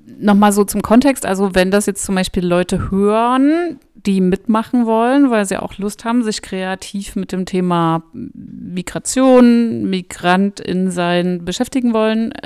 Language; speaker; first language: German; native; German